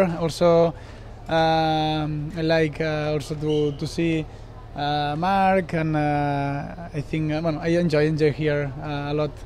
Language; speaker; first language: English; non-native, learner; Spanish